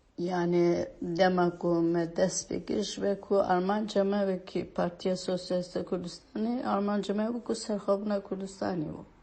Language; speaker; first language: Kurdish; native; Kurdish